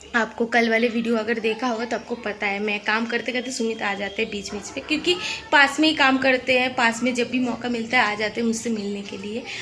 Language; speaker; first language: Hindi; non-native, local second language; Bangla